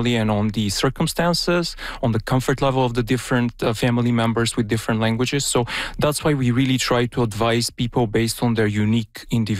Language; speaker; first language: English; non-native, fluent; Bulgarian